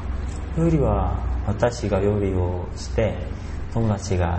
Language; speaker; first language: Japanese; non-native, learner; Korean